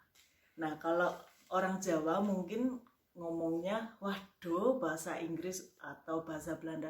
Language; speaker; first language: Indonesian; native; Indonesian